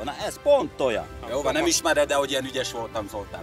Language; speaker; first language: Hungarian; native; Hungarian